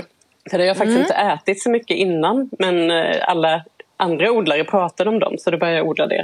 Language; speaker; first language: Swedish; native; Swedish